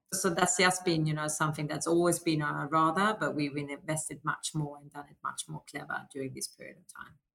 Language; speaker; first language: English; non-native, fluent; Swedish